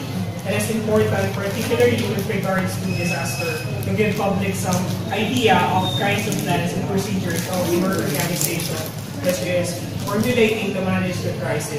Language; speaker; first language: English; non-native, local second language; Filipino